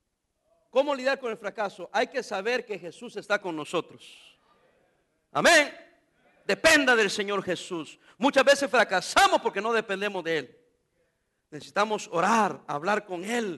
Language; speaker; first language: Spanish; native; Spanish